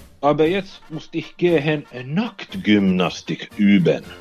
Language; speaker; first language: German; non-native, learner; Finnish